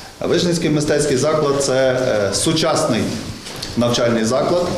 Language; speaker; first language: Ukrainian; native; Ukrainian